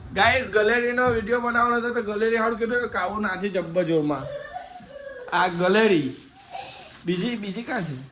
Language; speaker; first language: Gujarati; native; Gujarati